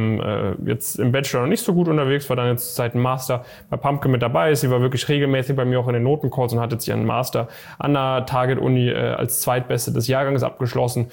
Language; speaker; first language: German; native; German